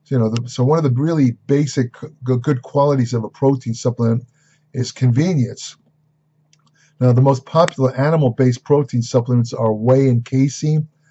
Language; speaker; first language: English; native; English